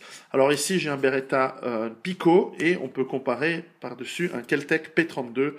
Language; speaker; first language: French; native; French